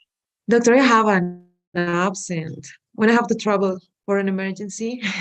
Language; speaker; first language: English; non-native, learner; Spanish